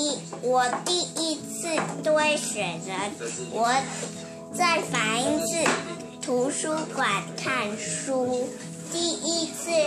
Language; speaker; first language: Chinese; early bilingual, heritage; Chinese